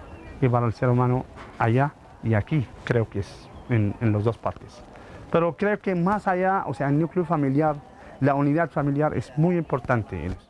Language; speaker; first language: Spanish; non-native, fluent; Arabic